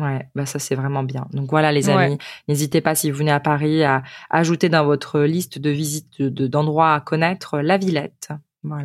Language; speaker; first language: French; native; French